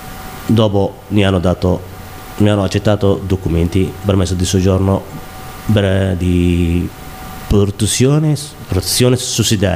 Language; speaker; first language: Italian; non-native, learner; Somali